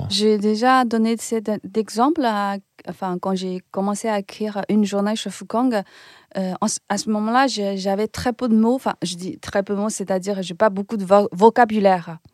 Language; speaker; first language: French; non-native, fluent; Chinese